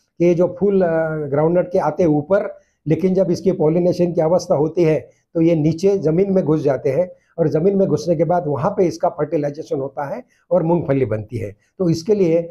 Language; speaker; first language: Hindi; non-native, local second language; Marathi